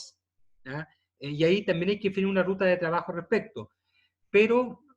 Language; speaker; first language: Spanish; native; Spanish